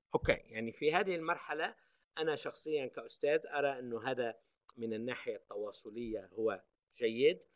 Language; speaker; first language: Arabic; native; Arabic